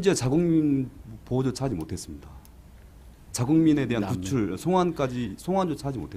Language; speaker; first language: Korean; native; Korean